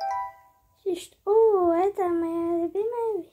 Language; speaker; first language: Russian; early bilingual, heritage; Russian